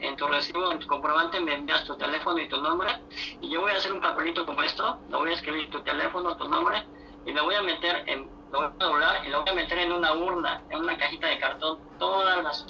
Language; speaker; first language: Spanish; native; Spanish